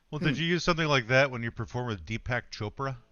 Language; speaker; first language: English; native; English